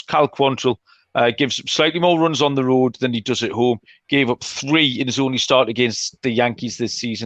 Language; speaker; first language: English; native; English